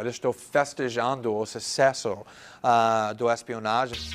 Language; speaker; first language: Portuguese; non-native, fluent; English